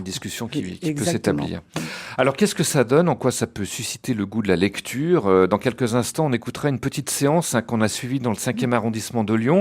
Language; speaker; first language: French; native; French